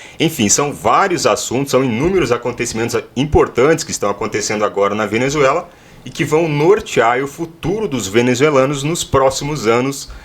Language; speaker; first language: Portuguese; native; Portuguese